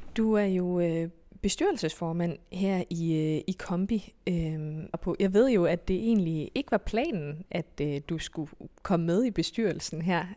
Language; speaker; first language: Danish; native; Danish